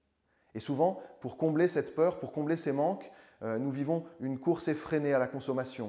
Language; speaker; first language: French; native; French